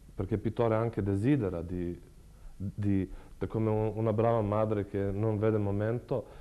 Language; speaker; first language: Italian; non-native, fluent; Serbian